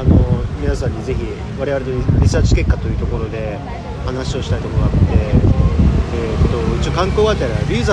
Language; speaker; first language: Japanese; native; Japanese